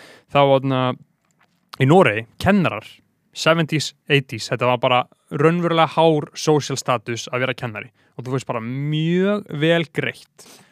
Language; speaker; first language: Icelandic; native; Icelandic